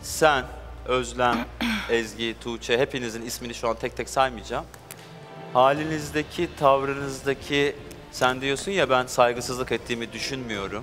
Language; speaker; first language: Turkish; native; Turkish